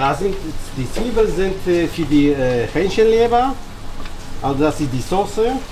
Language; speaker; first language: German; non-native, fluent; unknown